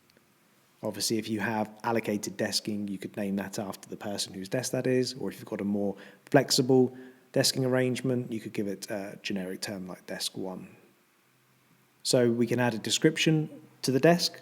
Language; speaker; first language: English; native; English